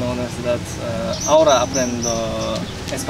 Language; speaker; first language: Spanish; non-native, learner; Uzbek